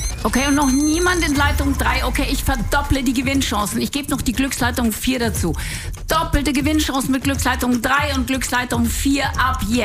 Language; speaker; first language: German; native; German